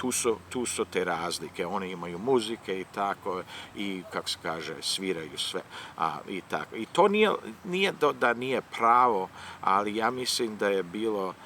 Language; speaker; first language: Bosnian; early bilingual, heritage; Serbian